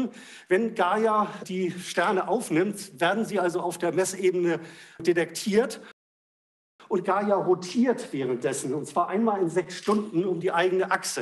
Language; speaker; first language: German; native; German